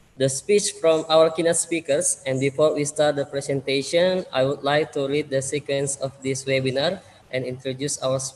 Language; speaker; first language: English; non-native, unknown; Indonesian